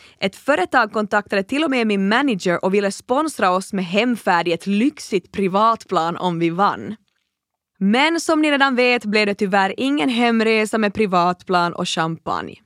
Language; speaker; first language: Swedish; native; Swedish